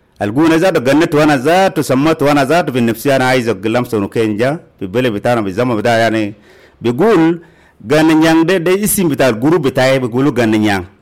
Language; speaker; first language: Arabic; non-native, local second language; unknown